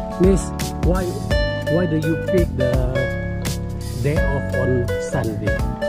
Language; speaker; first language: English; non-native, learner; Indonesian